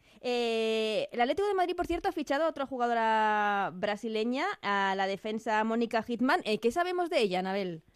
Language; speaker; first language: Spanish; native; Spanish